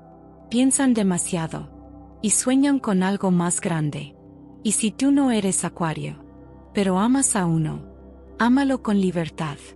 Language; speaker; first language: Spanish; native; Spanish